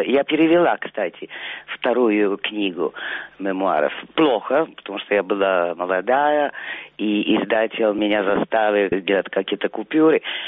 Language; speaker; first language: Russian; non-native, fluent; Italian